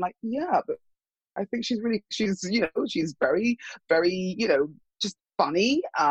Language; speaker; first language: English; native; English